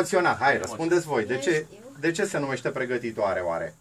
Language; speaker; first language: Romanian; native; Romanian